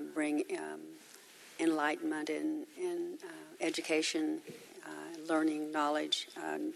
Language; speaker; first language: English; non-native, fluent; Uzbek